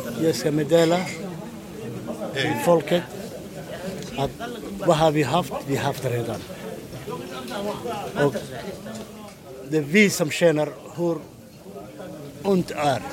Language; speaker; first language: Swedish; non-native, fluent; Somali